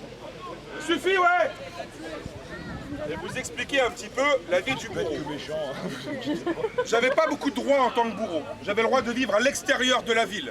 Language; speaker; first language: French; native; French